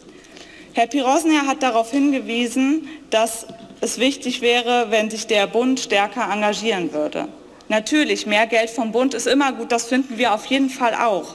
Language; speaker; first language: German; native; German